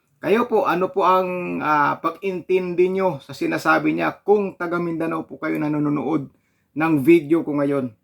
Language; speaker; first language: Filipino; non-native, local second language; Cebuano